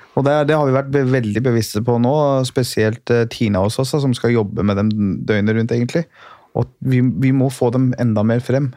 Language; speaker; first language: Norwegian; early bilingual, other home language; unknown